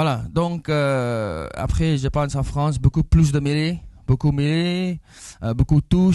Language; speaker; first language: French; non-native, learner; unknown